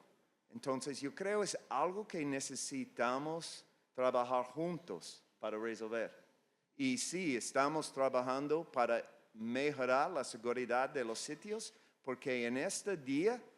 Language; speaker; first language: Spanish; non-native, fluent; English